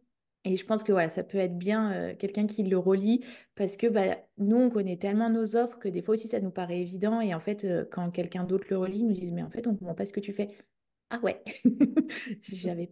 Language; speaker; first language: French; native; French